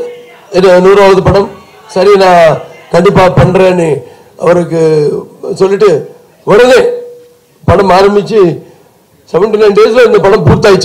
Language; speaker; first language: Tamil; non-native, local second language; Telugu